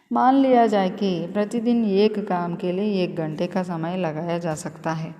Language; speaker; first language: Hindi; non-native, local second language; Telugu